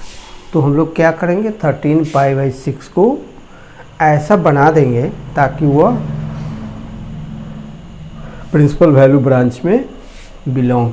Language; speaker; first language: Hindi; native; Hindi